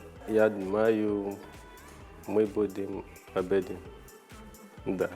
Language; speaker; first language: Russian; non-native, learner; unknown